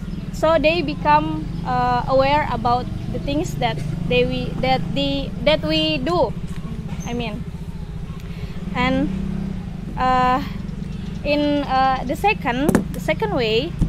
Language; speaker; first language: English; non-native, learner; Indonesian